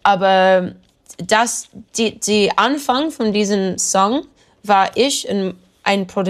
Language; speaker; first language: German; non-native, learner; English